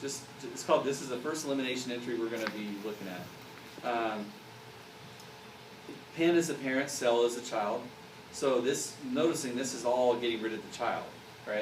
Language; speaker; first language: English; native; English